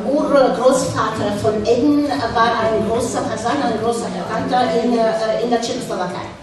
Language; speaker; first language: German; non-native, fluent; Russian